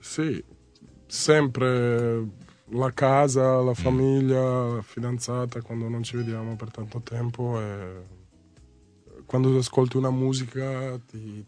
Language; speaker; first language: Italian; non-native, fluent; Serbian